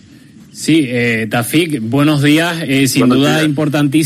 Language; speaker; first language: Spanish; native; Spanish